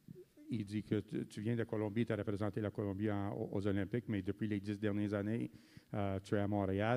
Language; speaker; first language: French; native; French